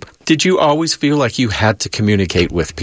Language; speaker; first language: English; native; English